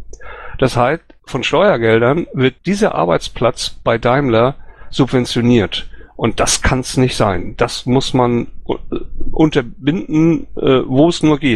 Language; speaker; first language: German; native; German